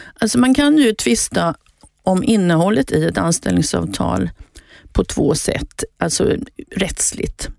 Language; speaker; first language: Swedish; native; Swedish